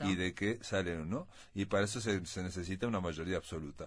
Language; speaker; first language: Spanish; native; Spanish